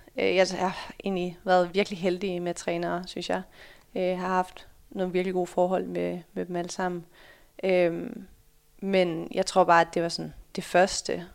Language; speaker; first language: Danish; early bilingual, other home language; Dutch